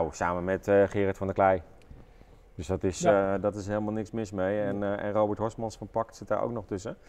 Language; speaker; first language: Dutch; native; Dutch